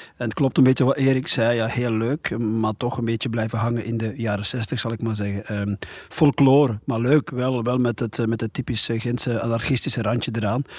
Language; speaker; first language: Dutch; native; Dutch